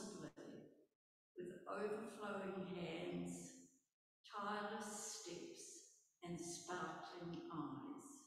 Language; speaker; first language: English; native; English